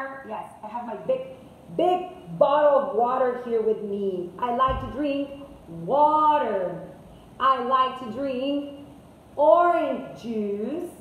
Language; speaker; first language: English; non-native, fluent; Spanish